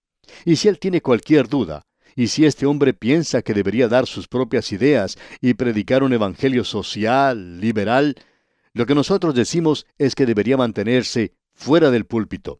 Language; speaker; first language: Spanish; native; Spanish